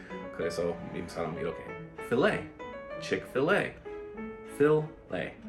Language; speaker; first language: Korean; non-native, learner; English